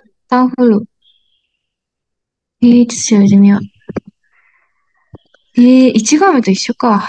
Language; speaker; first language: Japanese; native; Japanese